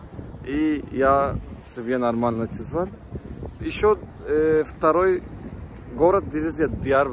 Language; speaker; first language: Russian; non-native, learner; Turkish